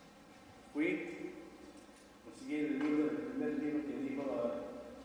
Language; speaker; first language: Spanish; non-native, learner; English